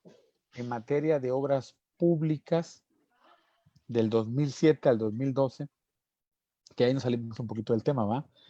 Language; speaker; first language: Spanish; native; Spanish